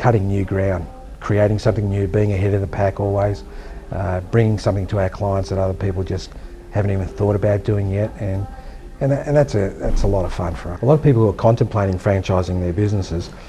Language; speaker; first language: English; native; English